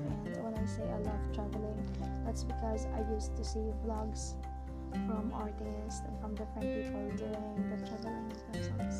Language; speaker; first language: English; non-native, local second language; Masbatenyo